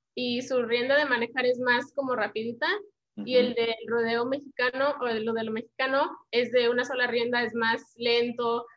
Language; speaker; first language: Spanish; early bilingual, heritage; Spanish